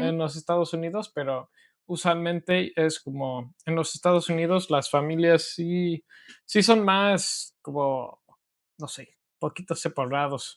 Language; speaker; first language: Spanish; non-native, learner; English